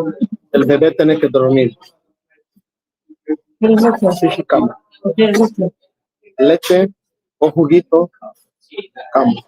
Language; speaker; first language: Spanish; non-native, learner; English